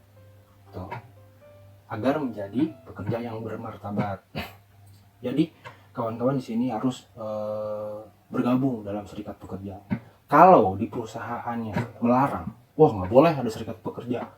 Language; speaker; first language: Indonesian; native; Indonesian